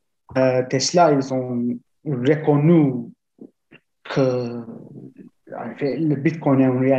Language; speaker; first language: French; non-native, fluent; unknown